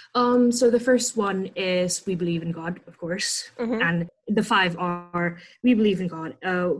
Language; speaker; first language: English; non-native, fluent; Indonesian